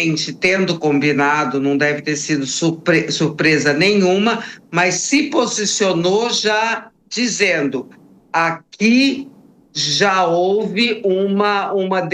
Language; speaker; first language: Portuguese; native; Portuguese